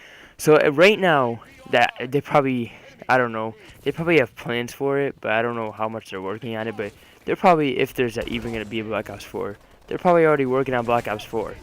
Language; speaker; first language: English; native; English